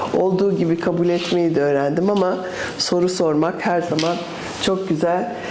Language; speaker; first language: Turkish; early bilingual, other home language; English